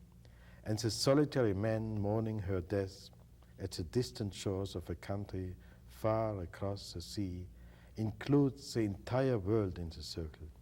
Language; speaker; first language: English; non-native, fluent; German